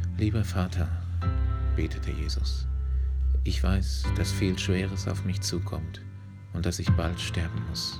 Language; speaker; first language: German; native; German